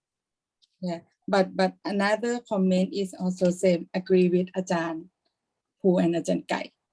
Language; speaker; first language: English; non-native, learner; Thai